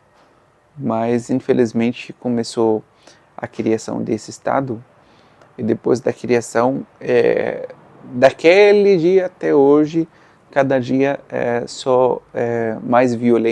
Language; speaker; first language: Portuguese; non-native, fluent; Arabic